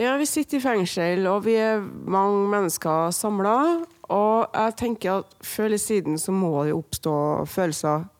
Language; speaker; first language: Norwegian; native; Norwegian